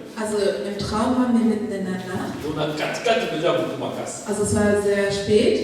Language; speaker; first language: German; non-native, fluent; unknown